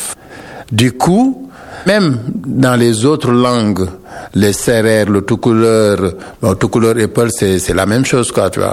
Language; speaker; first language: French; non-native, local second language; Wolof